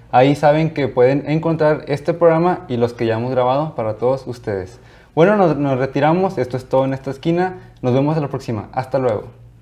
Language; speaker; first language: Spanish; native; Spanish